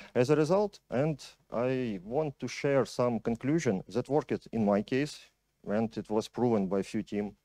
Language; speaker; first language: English; non-native, fluent; Ukrainian